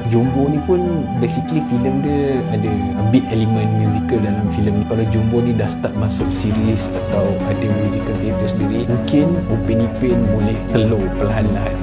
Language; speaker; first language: Malay; native; Malay